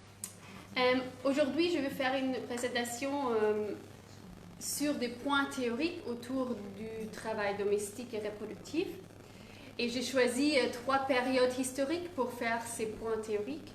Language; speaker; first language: French; non-native, fluent; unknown